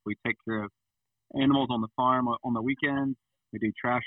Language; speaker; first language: English; native; English